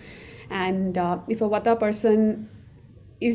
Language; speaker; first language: English; non-native, local second language; Hindi